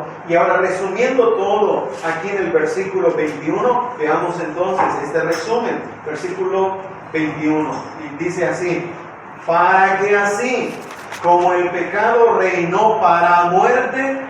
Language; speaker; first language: Spanish; native; Spanish